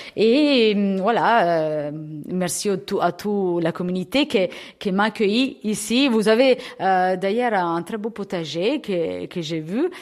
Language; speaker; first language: French; non-native, fluent; Italian